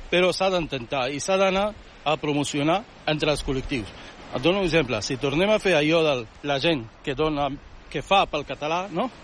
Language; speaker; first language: Catalan; early bilingual, other home language; Arabic